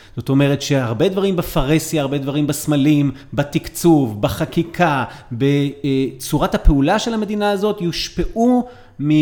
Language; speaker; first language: Hebrew; native; Hebrew